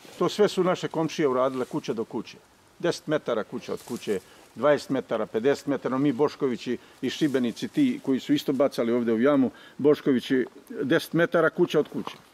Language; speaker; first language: Serbian; native; Serbian